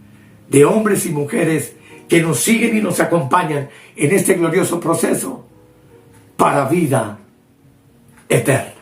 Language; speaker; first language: Spanish; native; Spanish